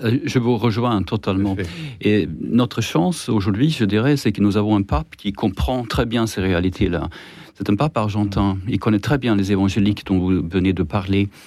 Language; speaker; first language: French; non-native, fluent; Swedish